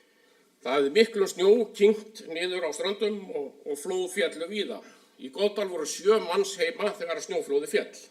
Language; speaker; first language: Icelandic; native; Icelandic